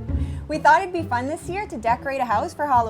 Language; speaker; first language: English; native; English